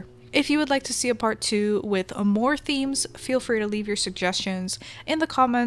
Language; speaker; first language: English; native; English